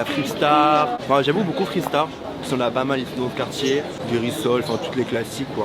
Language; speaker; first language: French; native; French